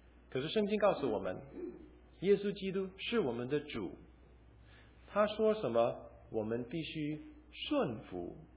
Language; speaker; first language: Chinese; early bilingual, other home language; English